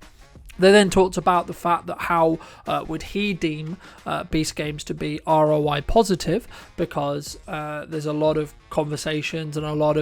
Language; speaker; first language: English; native; English